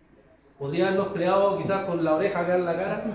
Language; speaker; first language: Spanish; native; Spanish